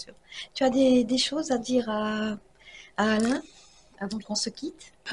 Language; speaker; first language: French; native; French